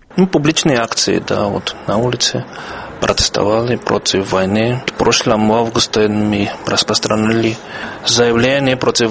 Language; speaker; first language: Russian; non-native, fluent; Georgian